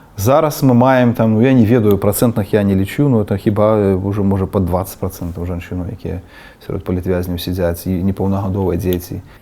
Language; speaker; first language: Belarusian; non-native, local second language; Russian